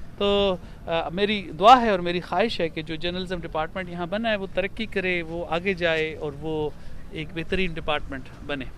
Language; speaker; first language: Urdu; non-native, local second language; Pashto